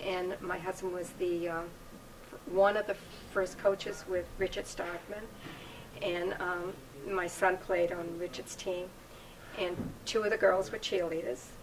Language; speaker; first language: English; native; English